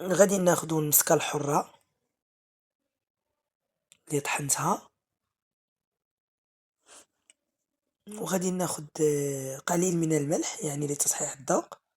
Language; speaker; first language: Arabic; native; Arabic